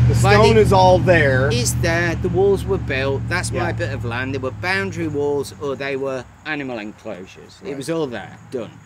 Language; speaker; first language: English; native; English